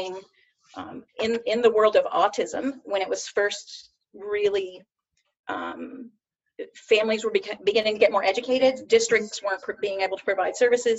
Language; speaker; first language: English; native; English